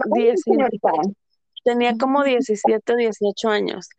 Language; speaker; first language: Spanish; early bilingual, heritage; Spanish